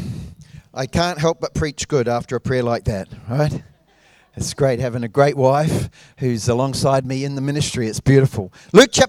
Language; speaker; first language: English; native; English